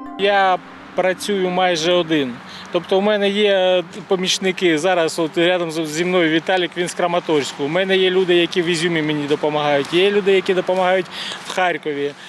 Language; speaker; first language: Ukrainian; native; Ukrainian